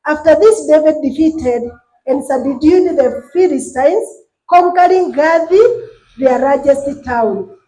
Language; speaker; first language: English; non-native, local second language; Swahili